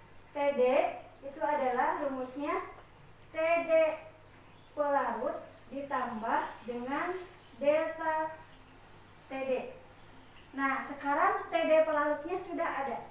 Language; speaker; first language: Indonesian; native; Indonesian